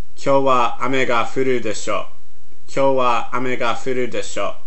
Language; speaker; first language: Japanese; non-native, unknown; English